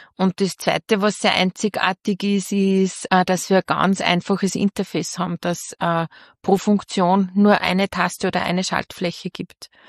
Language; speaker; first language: German; native; German